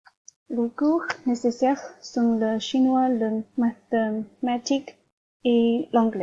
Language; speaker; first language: French; non-native, learner; Chinese